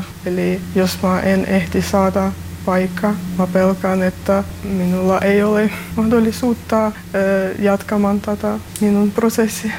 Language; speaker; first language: Finnish; non-native, learner; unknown